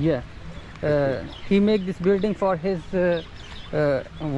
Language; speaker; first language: English; non-native, learner; Hindi